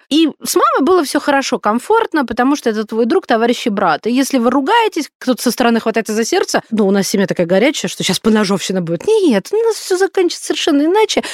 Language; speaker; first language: Russian; native; Russian